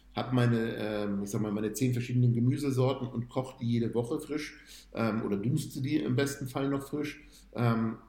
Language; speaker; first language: German; native; German